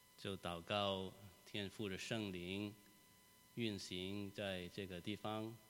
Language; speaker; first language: Chinese; non-native, local second language; Cantonese